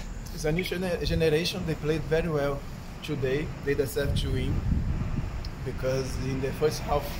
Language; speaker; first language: English; non-native, fluent; Portuguese